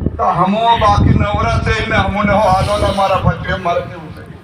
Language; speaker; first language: Gujarati; non-native, local second language; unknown